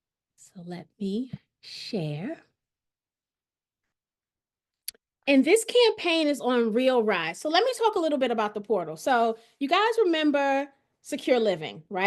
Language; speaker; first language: English; native; English